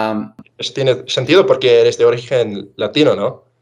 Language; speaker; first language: Spanish; non-native, fluent; English